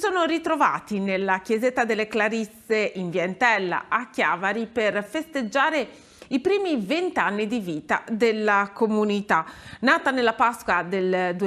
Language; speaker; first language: Italian; native; Italian